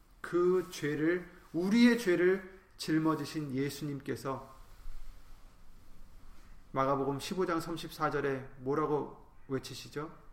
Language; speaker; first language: Korean; native; Korean